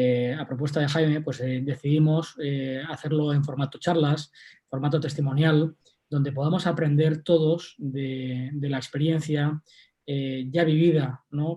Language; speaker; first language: Spanish; native; Spanish